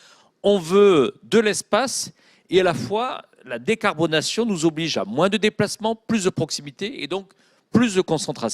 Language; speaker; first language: French; native; French